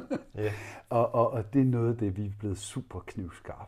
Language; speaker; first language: Danish; native; Danish